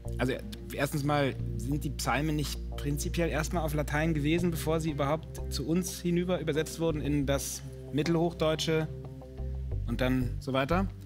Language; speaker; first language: German; native; German